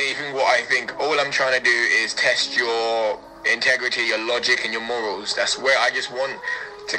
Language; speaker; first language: English; native; English